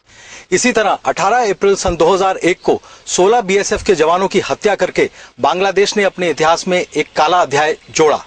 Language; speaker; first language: Hindi; native; Hindi